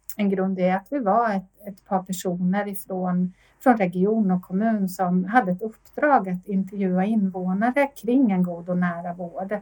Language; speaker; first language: Swedish; native; Swedish